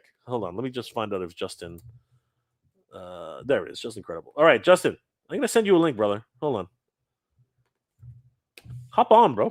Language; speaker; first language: English; native; English